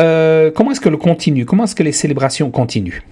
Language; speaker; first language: French; native; French